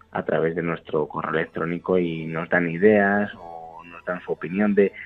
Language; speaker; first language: Spanish; native; Spanish